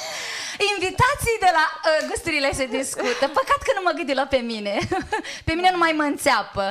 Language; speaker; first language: Romanian; native; Romanian